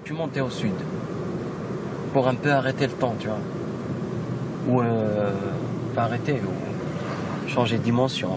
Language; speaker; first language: French; non-native, local second language; Kabyle